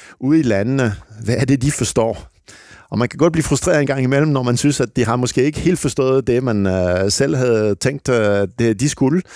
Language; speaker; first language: Danish; non-native, fluent; French